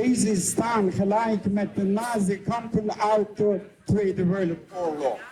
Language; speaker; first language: Dutch; non-native, fluent; Uyghur